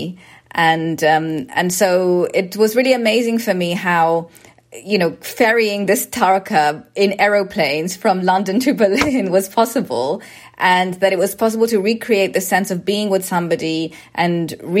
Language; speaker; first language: English; native; English